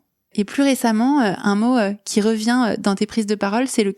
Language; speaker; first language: French; native; French